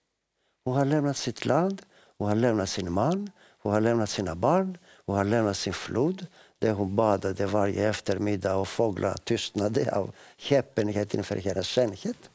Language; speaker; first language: Swedish; non-native, fluent; Greek